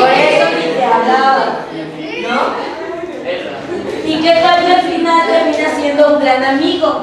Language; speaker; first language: Spanish; native; Spanish